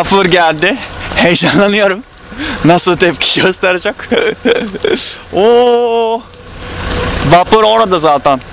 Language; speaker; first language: Turkish; non-native, learner; Japanese